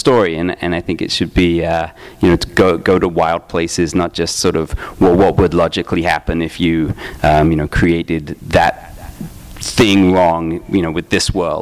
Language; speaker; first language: English; native; English